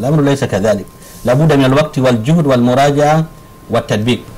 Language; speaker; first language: Arabic; non-native, fluent; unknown